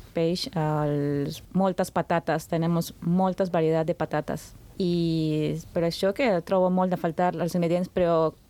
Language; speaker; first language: Catalan; non-native, learner; Spanish